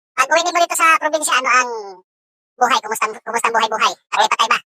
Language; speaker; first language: Filipino; non-native, local second language; Cebuano